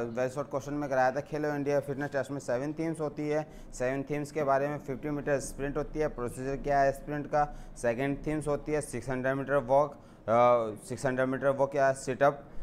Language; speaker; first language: Hindi; native; Hindi